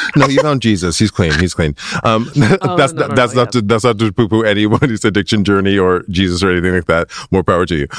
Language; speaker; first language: English; native; English